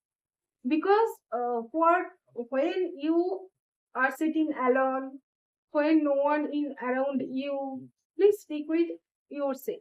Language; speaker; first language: English; non-native, learner; Bangla